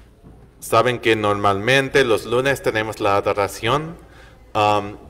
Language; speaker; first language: Spanish; non-native, fluent; English